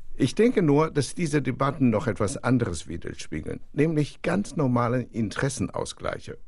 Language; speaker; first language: German; non-native, fluent; Chinese